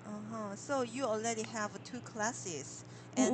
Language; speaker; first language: English; non-native, learner; Korean